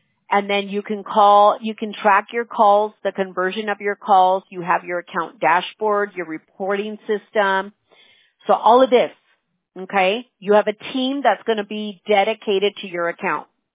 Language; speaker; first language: English; early bilingual, other home language; Spanish